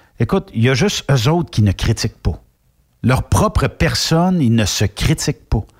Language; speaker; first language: French; native; French